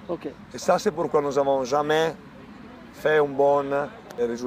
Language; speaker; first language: French; non-native, learner; Italian